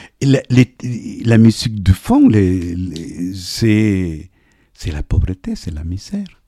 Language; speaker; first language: French; non-native, fluent; Spanish